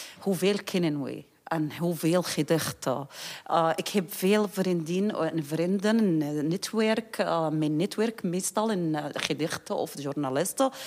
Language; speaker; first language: Dutch; non-native, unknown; Arabic